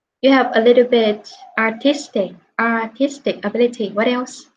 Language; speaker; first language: English; non-native, fluent; Vietnamese